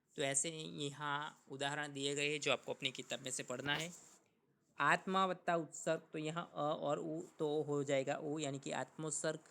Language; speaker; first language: Hindi; non-native, local second language; Gujarati